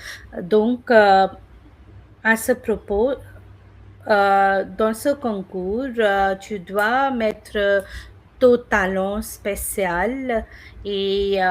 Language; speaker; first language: French; non-native, fluent; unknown